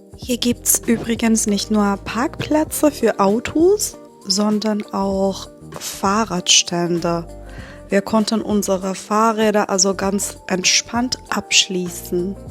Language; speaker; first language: German; non-native, fluent; Persian